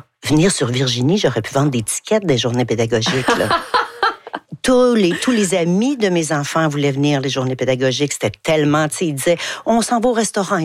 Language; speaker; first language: French; native; French